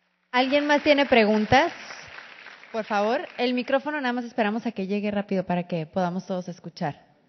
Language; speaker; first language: Spanish; native; Spanish